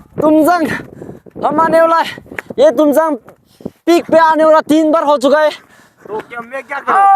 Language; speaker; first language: Hindi; non-native, local second language; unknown